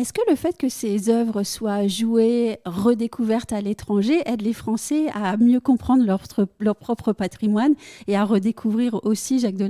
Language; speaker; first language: French; native; French